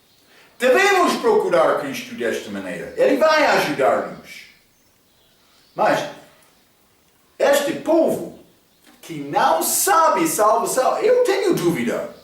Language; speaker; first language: Portuguese; non-native, learner; English